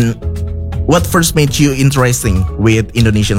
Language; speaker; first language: English; non-native, learner; Indonesian